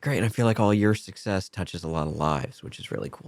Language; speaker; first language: English; native; English